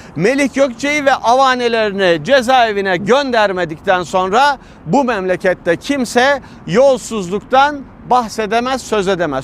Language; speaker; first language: Turkish; native; Turkish